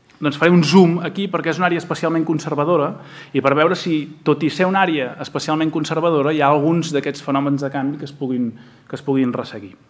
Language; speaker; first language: Catalan; native; Catalan